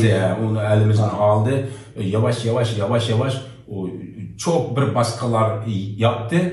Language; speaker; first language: Turkish; non-native, learner; Uyghur